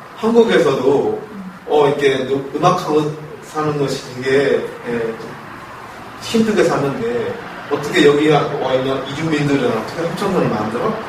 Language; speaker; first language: Korean; non-native, fluent; Burmese